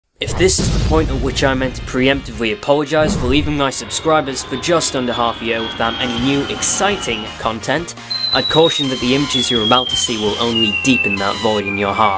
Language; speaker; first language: English; native; English